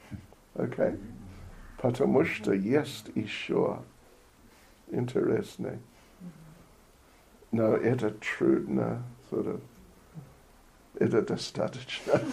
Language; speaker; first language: Russian; non-native, learner; English